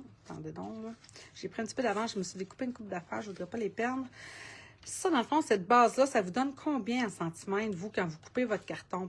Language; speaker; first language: French; native; French